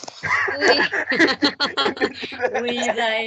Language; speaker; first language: French; non-native, learner; Spanish